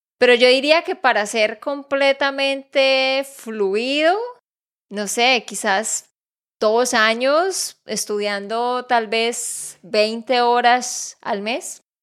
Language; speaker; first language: Spanish; native; Spanish